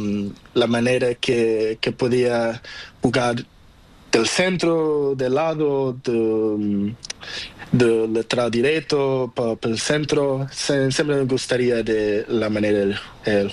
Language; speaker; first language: Spanish; non-native, learner; Portuguese